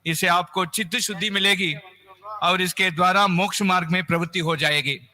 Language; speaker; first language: Hindi; non-native, local second language; Tamil